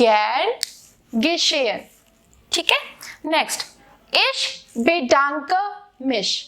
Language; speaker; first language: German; non-native, fluent; Hindi